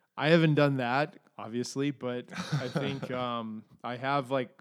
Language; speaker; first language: English; native; English